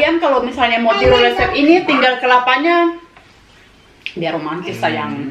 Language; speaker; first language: Indonesian; native; Indonesian